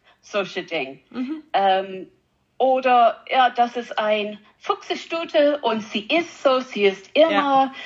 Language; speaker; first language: German; non-native, learner; English